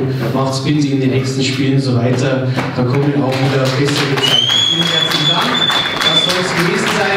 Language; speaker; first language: German; native; German